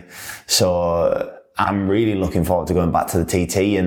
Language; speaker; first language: English; native; English